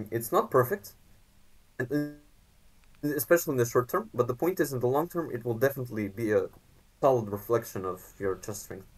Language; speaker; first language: English; non-native, fluent; Macedonian